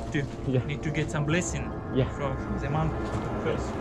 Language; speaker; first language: English; non-native, learner; German